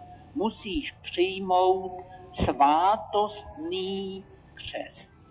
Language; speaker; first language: Czech; native; Czech